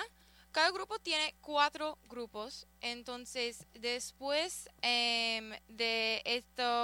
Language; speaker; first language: Spanish; early bilingual, heritage; Spanish